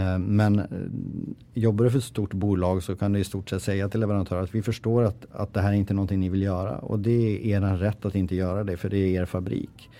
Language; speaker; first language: Swedish; native; Swedish